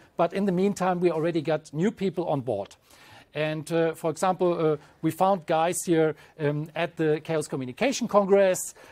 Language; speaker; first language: English; non-native, fluent; German